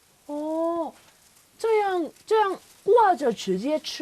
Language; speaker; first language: Chinese; non-native, learner; Korean